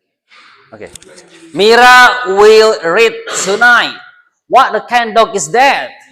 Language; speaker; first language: English; non-native, learner; Indonesian